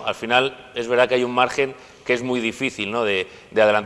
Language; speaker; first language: Spanish; native; Spanish